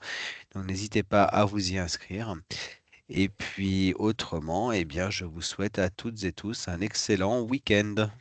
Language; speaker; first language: French; native; French